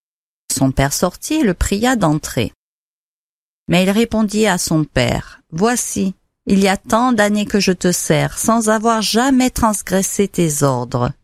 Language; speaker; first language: French; native; French